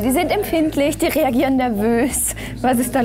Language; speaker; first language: German; native; German